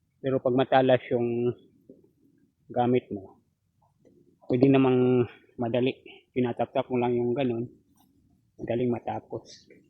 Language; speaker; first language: Filipino; non-native, local second language; Cebuano